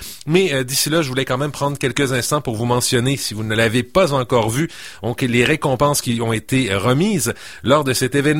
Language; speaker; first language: French; native; French